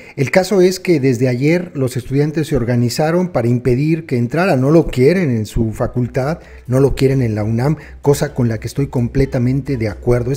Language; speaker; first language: Spanish; native; Spanish